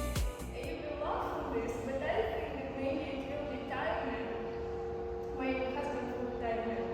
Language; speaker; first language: English; non-native, learner; Russian